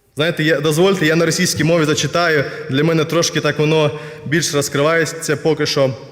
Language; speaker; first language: Ukrainian; non-native, local second language; Russian